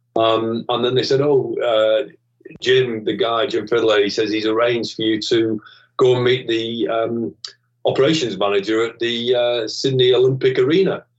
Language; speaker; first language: English; native; English